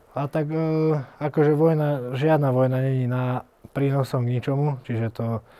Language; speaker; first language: Slovak; early bilingual, heritage; Slovak